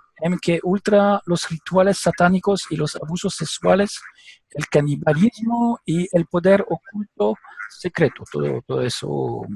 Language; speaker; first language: Spanish; non-native, learner; French